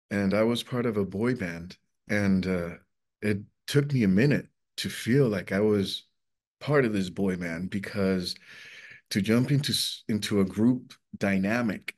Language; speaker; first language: English; non-native, fluent; Spanish